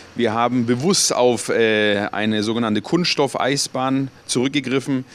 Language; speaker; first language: German; native; German